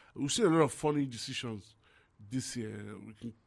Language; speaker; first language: English; non-native, local second language; Yoruba